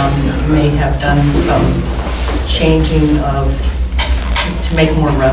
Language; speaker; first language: English; native; English